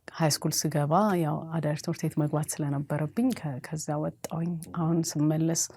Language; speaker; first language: Amharic; native; Amharic